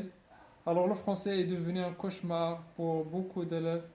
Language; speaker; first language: French; non-native, local second language; Arabic